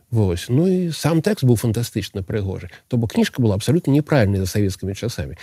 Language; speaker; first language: Belarusian; non-native, local second language; Russian